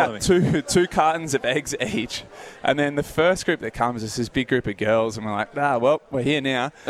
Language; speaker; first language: English; native; English